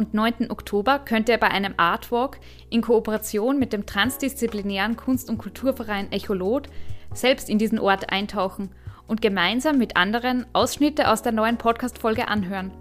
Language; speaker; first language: German; native; German